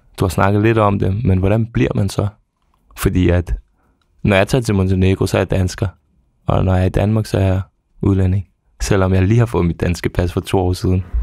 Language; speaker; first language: Danish; early bilingual, other home language; Serbian